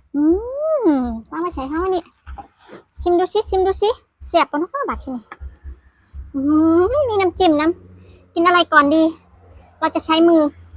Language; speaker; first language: Thai; native; Thai